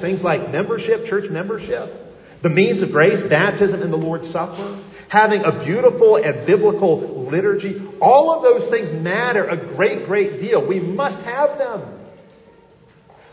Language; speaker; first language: English; native; English